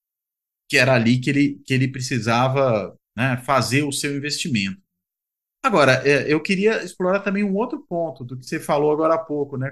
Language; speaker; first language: Portuguese; native; Portuguese